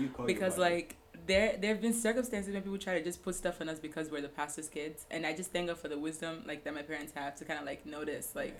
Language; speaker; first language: English; non-native, local second language; Yoruba